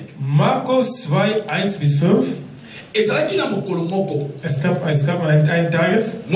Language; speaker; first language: German; non-native, learner; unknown